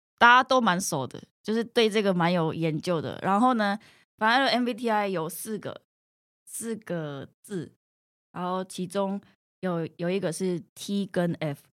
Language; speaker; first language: Chinese; non-native, fluent; Korean